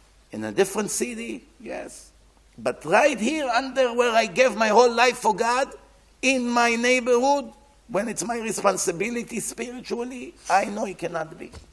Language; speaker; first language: English; non-native, fluent; Hebrew